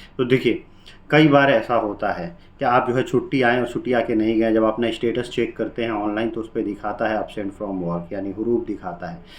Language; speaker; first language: Hindi; native; Hindi